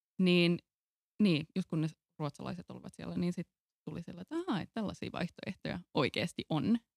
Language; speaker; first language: Finnish; non-native, local second language; Swedish